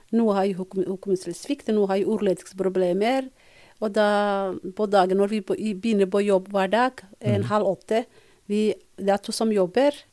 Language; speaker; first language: Norwegian; non-native, fluent; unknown